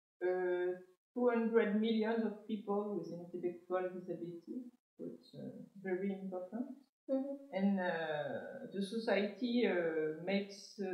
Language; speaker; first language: English; non-native, learner; French